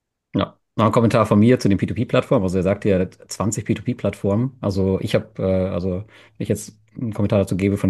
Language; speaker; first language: German; native; German